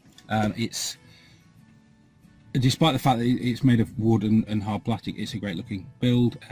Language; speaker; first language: English; native; English